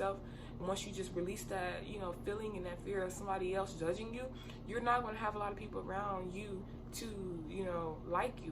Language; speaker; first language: English; native; English